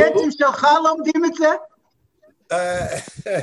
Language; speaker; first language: Hebrew; non-native, fluent; English